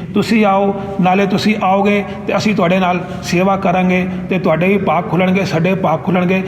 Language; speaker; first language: Punjabi; non-native, local second language; Hindi